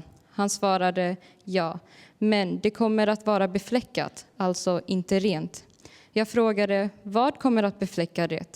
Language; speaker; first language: Swedish; early bilingual, other home language; Urdu